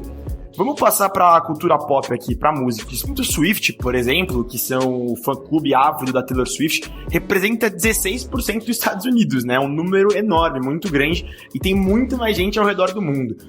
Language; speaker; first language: Portuguese; native; Portuguese